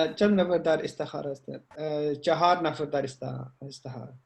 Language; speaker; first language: Persian; non-native, learner; Urdu